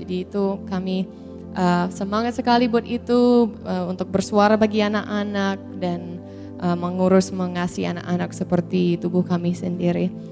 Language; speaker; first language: Indonesian; non-native, fluent; English